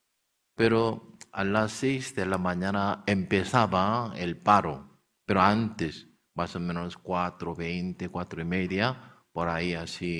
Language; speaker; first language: Spanish; non-native, learner; Korean